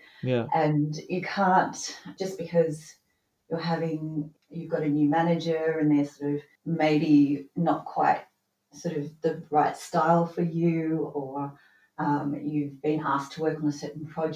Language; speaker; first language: English; native; English